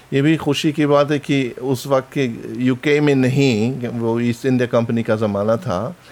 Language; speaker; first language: Hindi; non-native, fluent; German